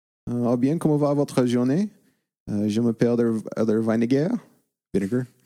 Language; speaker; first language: French; non-native, fluent; English